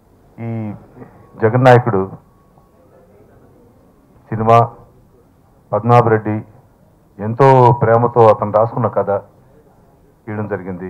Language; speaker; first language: Telugu; native; Telugu